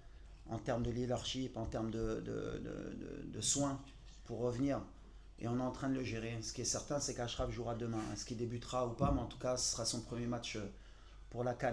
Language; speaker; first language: French; native; French